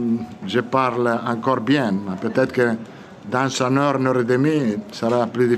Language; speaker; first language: French; non-native, fluent; Italian